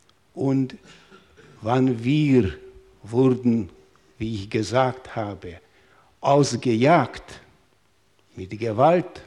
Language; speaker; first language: German; non-native, fluent; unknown